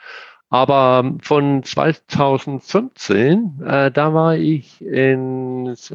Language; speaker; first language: German; non-native, fluent; Danish